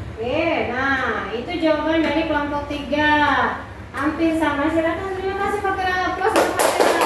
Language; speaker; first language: Indonesian; native; Indonesian